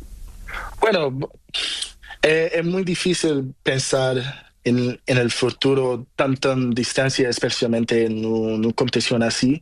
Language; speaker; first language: Spanish; non-native, learner; Portuguese